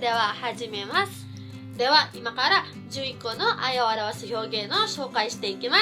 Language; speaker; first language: Japanese; non-native, fluent; Cebuano